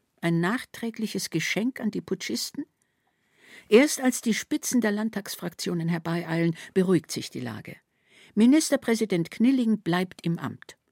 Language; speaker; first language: German; native; German